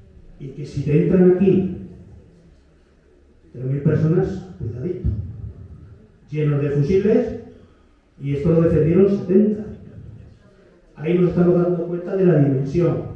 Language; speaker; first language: Spanish; native; Spanish